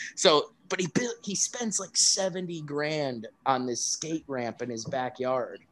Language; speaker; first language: English; native; English